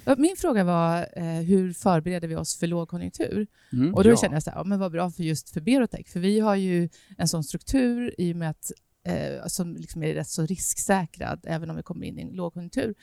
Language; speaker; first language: Swedish; native; Swedish